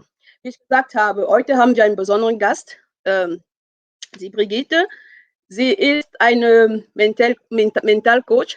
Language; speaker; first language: German; non-native, fluent; French